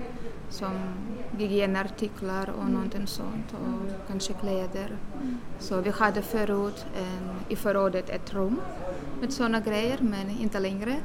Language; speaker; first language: Swedish; non-native, learner; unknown